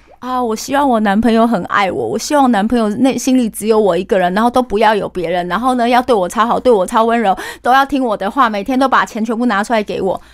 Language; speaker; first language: Chinese; native; Chinese